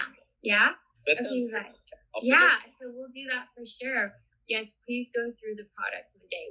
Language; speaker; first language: English; native; English